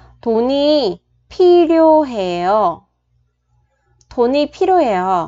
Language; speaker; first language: Korean; non-native, fluent; Vietnamese